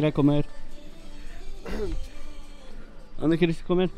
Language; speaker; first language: Spanish; early bilingual, heritage; Spanish